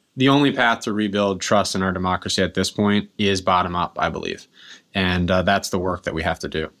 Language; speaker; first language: English; native; English